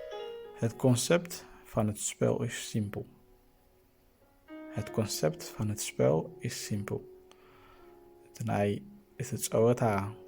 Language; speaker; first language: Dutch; non-native, fluent; Tigrinya